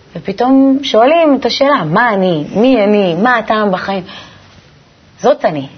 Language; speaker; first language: Hebrew; native; Hebrew